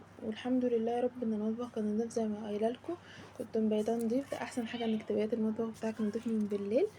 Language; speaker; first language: Arabic; native; Arabic